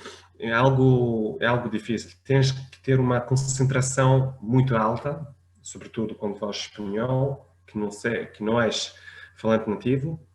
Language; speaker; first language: Portuguese; non-native, fluent; French